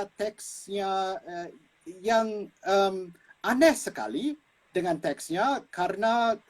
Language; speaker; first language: Indonesian; non-native, fluent; English